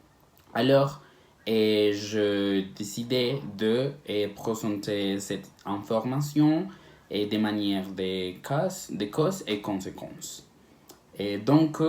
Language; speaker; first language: French; non-native, learner; Spanish